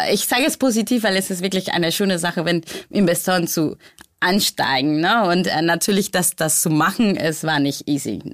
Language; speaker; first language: German; non-native, fluent; Spanish